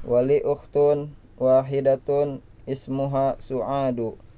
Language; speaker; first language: Arabic; non-native, learner; Indonesian